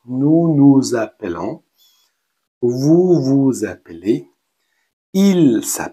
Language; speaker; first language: French; non-native, learner; Pashto